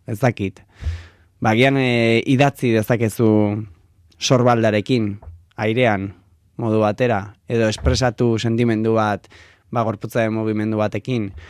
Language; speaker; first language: Basque; native; Basque